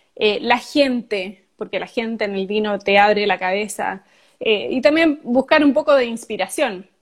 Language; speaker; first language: Spanish; native; Spanish